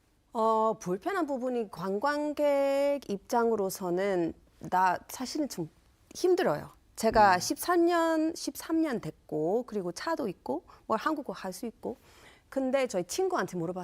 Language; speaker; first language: Korean; non-native, fluent; English